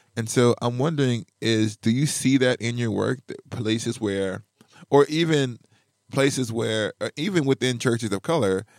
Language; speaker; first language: English; native; English